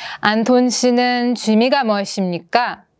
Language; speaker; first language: Korean; non-native, fluent; Russian